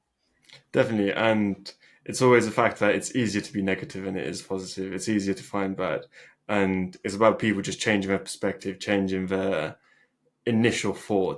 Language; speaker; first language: English; early bilingual, other home language; Albanian